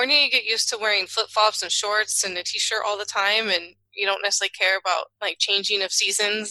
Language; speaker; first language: English; native; English